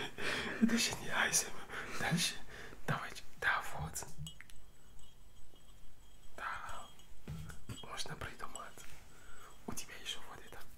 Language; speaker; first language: Russian; non-native, learner; French